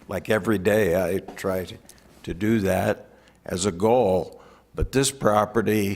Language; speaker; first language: English; native; English